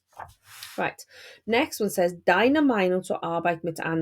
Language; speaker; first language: German; non-native, fluent; English